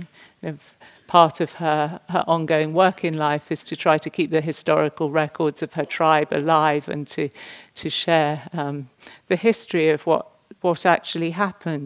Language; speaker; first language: English; native; English